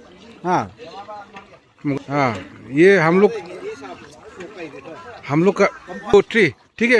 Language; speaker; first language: Hindi; non-native, local second language; Rongmei Naga